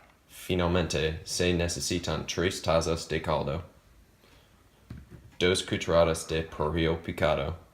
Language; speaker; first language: Spanish; non-native, learner; English